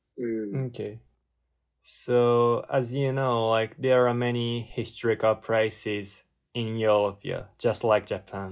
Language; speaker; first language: English; non-native, learner; Japanese